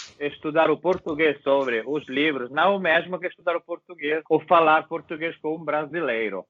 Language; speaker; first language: Portuguese; non-native, learner; Italian